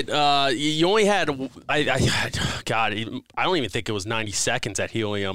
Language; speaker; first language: English; native; English